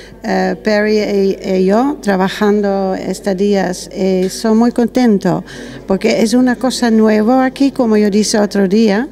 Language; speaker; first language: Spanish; non-native, learner; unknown